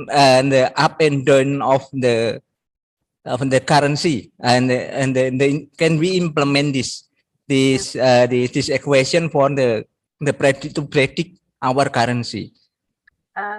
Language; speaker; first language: English; non-native, learner; Indonesian